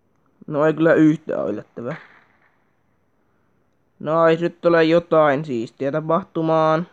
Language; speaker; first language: Finnish; native; Finnish